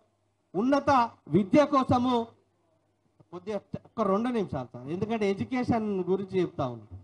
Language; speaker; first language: Telugu; native; Telugu